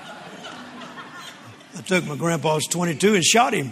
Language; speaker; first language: English; native; English